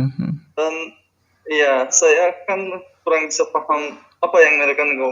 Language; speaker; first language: Indonesian; non-native, fluent; Tajik